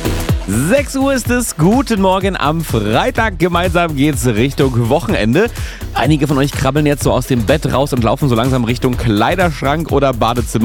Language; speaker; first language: German; native; German